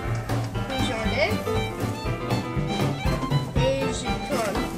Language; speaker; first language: French; non-native, learner; English